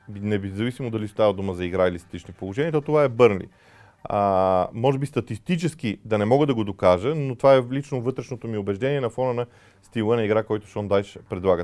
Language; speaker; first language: Bulgarian; native; Bulgarian